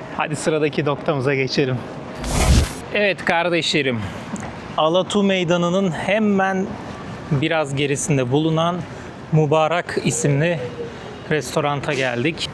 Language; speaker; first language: Turkish; native; Turkish